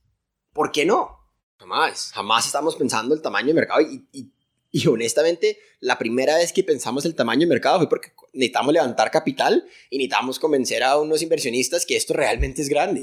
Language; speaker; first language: Spanish; native; Spanish